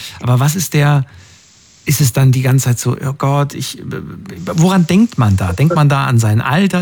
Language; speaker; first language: German; native; German